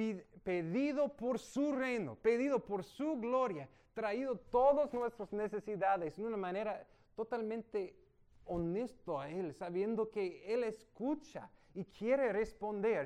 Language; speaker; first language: Spanish; non-native, fluent; English